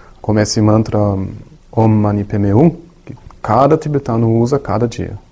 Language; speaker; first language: Portuguese; non-native, learner; German